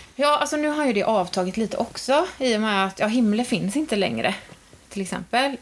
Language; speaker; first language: Swedish; native; Swedish